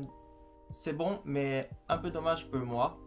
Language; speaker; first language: French; non-native, learner; Japanese